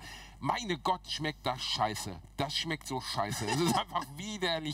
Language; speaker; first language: German; native; German